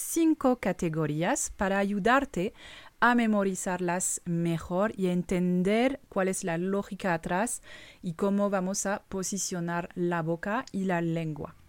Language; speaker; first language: Spanish; non-native, fluent; French